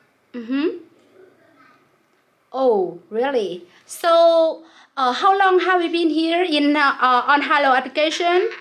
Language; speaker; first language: English; non-native, local second language; Vietnamese